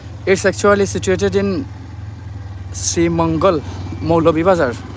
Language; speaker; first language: English; non-native, local second language; Sylheti